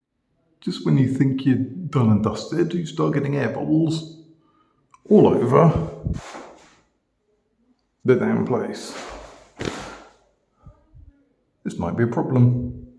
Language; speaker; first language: English; native; English